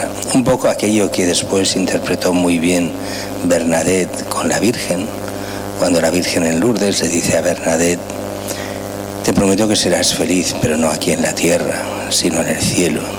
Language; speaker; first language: Spanish; native; Spanish